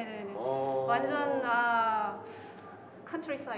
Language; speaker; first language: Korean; non-native, fluent; Filipino